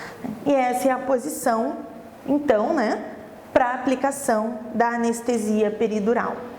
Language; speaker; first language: Portuguese; native; Portuguese